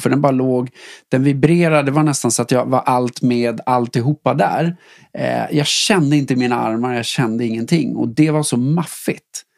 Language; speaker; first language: Swedish; native; Swedish